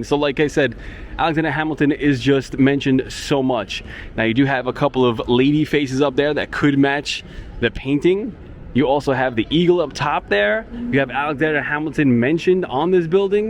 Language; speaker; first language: English; native; English